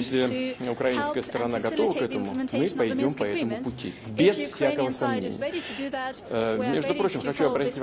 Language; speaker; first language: Russian; native; Russian